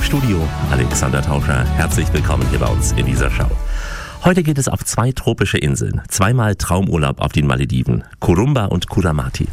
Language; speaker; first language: German; native; German